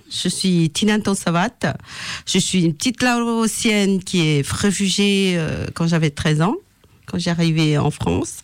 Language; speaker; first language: French; non-native, fluent; Lao